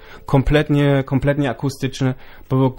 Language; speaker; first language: Polish; non-native, local second language; German